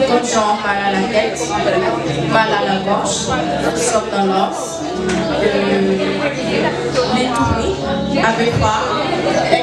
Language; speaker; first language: French; non-native, learner; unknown